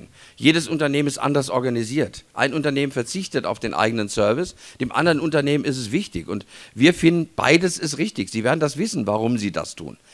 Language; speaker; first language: German; native; German